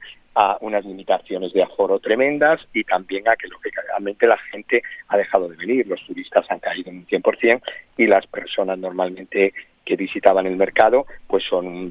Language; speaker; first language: Spanish; native; Spanish